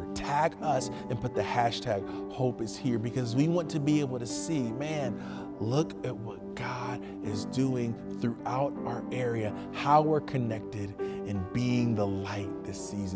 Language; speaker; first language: English; native; English